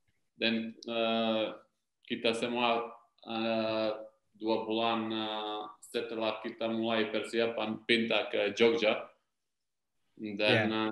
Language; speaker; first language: Indonesian; non-native, learner; Serbian